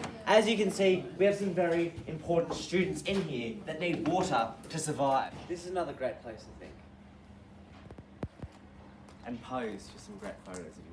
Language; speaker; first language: English; native; English